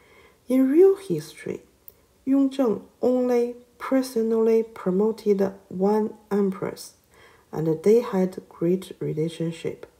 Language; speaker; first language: English; non-native, learner; Chinese